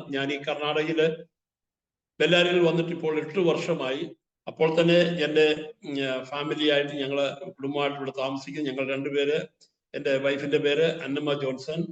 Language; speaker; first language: Malayalam; native; Malayalam